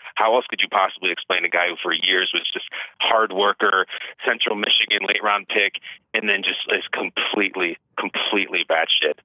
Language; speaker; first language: English; native; English